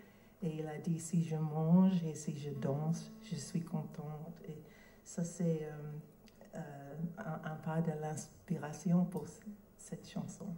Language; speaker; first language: French; non-native, learner; English